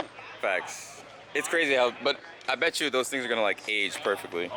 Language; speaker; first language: English; native; English